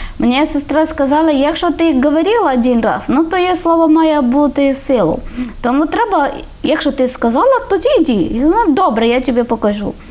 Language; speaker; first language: Ukrainian; non-native, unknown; Malayalam